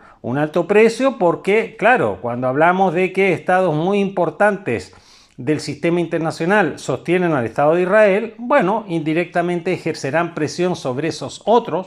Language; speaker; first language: Spanish; native; Spanish